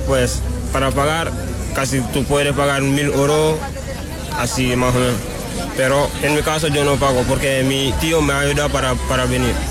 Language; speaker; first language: Spanish; non-native, learner; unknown